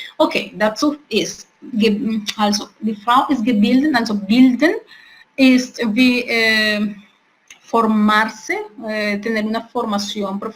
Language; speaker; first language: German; non-native, fluent; Spanish